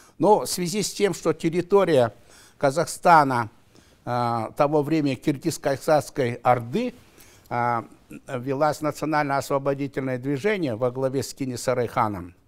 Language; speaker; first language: Russian; non-native, local second language; Kazakh